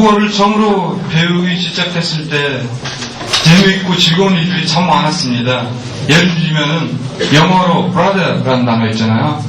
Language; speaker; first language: Korean; non-native, fluent; Mongolian